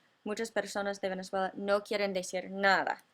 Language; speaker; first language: Spanish; non-native, fluent; English